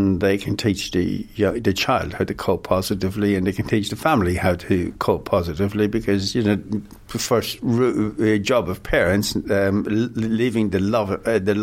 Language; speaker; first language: English; native; English